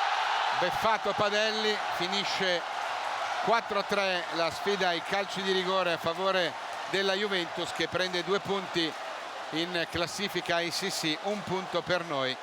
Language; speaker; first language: Italian; native; Italian